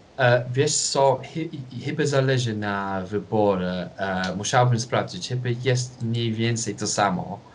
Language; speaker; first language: Polish; non-native, fluent; English